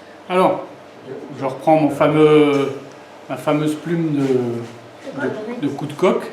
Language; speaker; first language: French; native; French